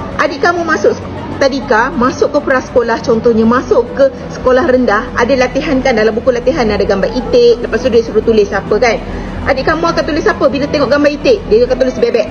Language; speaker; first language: Malay; native; Malay